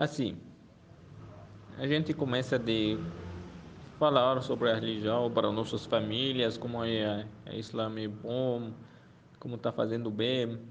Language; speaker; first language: Portuguese; non-native, fluent; Arabic